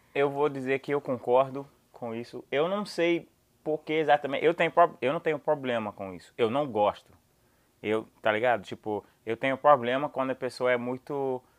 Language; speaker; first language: Portuguese; non-native, fluent; English